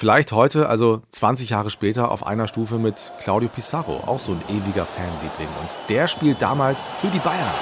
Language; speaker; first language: German; native; German